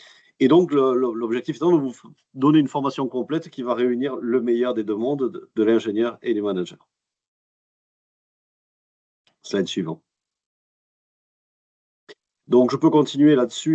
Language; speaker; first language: French; native; French